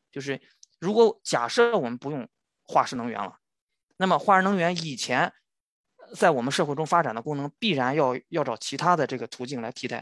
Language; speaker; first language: Chinese; native; Chinese